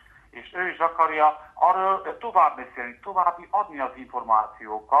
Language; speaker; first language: Hungarian; early bilingual, heritage; Hungarian